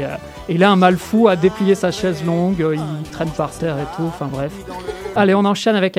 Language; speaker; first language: French; native; French